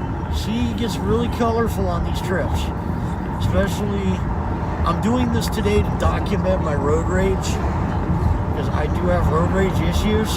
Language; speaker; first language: English; native; English